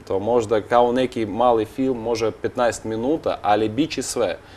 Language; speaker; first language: Bosnian; non-native, learner; Russian